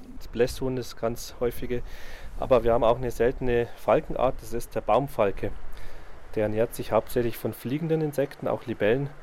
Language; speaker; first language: German; native; German